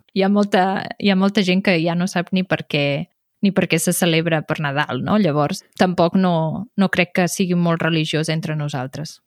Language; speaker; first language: Catalan; native; Catalan